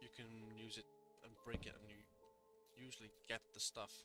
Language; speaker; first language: English; native; English